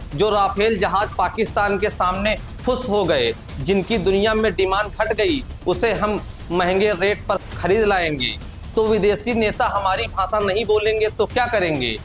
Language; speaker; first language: Hindi; native; Hindi